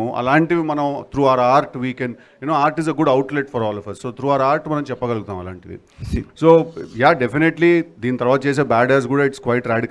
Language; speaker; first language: Telugu; native; Telugu